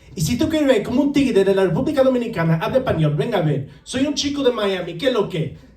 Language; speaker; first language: Spanish; early bilingual, heritage; Spanish